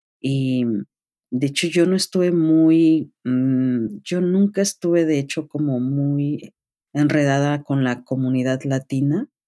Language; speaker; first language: Spanish; native; Spanish